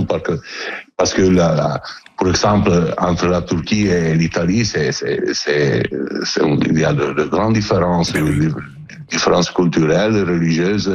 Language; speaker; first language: French; non-native, learner; Italian